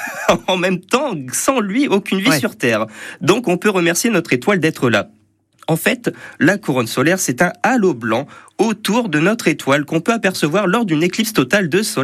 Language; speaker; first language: French; native; French